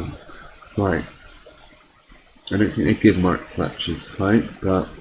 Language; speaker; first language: English; native; English